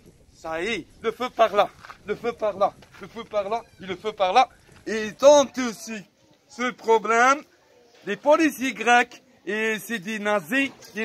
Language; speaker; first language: French; non-native, fluent; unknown